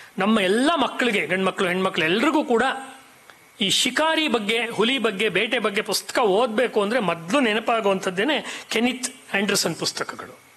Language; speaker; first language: Kannada; native; Kannada